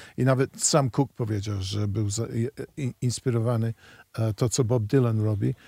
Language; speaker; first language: Polish; non-native, fluent; English